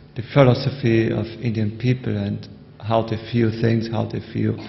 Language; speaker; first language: English; non-native, learner; German